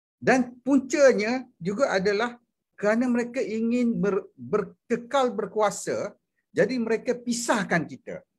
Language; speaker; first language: Malay; native; Malay